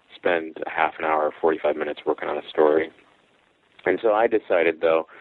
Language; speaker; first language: English; native; English